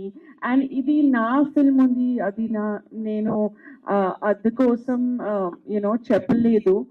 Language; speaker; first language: Telugu; non-native, fluent; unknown